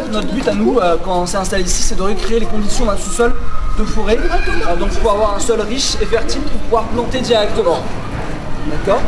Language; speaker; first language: French; native; French